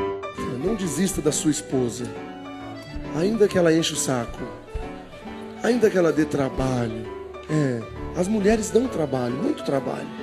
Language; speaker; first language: Portuguese; native; Portuguese